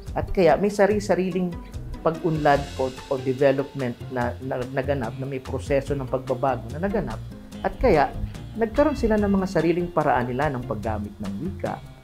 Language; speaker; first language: Filipino; native; Filipino